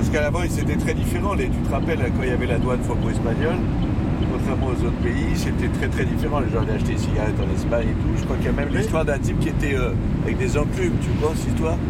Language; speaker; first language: French; native; French